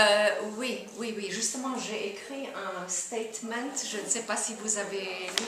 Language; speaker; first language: French; non-native, fluent; German